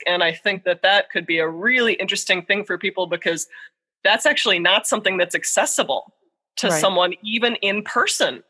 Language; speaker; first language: English; native; English